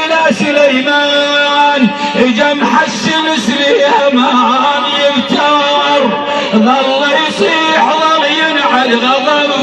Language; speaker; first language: Arabic; native; Arabic